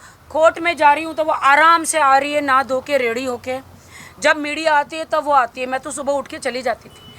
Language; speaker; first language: Hindi; native; Hindi